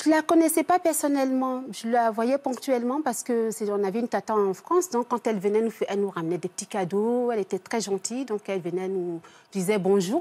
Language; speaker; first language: French; early bilingual, other home language; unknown